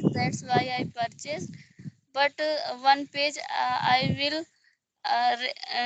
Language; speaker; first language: English; non-native, learner; Hindi